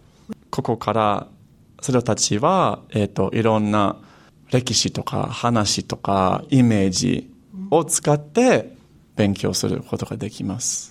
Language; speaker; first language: Japanese; non-native, fluent; English